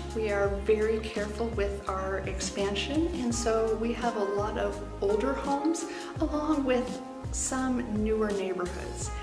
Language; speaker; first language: English; native; English